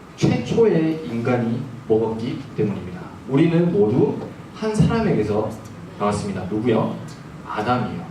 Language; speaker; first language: Korean; non-native, fluent; Japanese